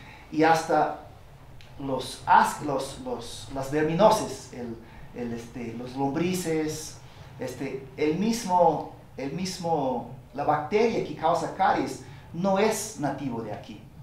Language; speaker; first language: Spanish; non-native, fluent; English